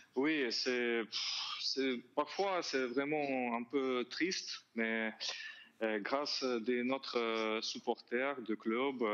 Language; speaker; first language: French; non-native, learner; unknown